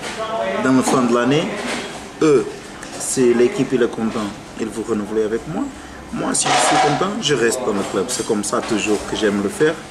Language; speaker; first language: French; non-native, fluent; Portuguese